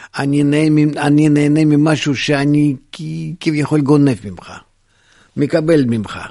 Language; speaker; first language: Hebrew; non-native, fluent; Russian